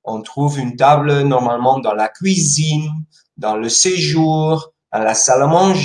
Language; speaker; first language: French; non-native, fluent; Spanish